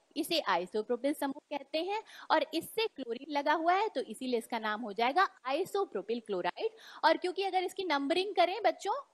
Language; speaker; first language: Hindi; native; Hindi